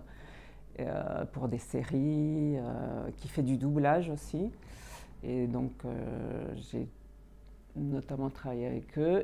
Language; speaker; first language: French; native; French